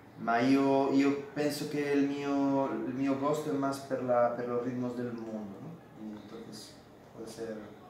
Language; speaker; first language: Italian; non-native, learner; Galician